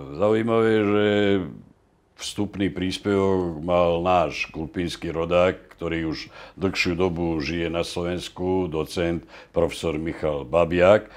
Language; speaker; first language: Slovak; native; Slovak